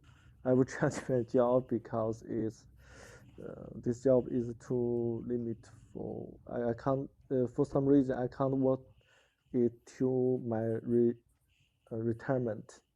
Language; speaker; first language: English; non-native, learner; Chinese